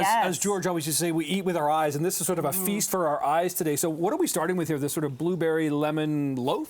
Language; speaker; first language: English; native; English